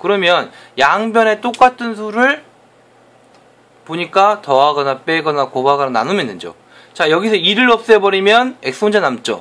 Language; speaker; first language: Korean; native; Korean